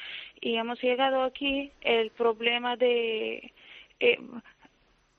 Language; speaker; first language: Spanish; non-native, fluent; Arabic